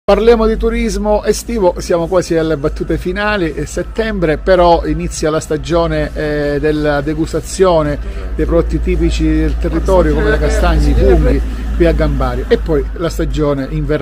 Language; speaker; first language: Italian; native; Italian